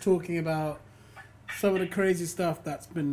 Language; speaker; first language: English; native; English